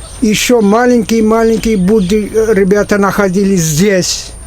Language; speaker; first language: Russian; non-native, local second language; Tajik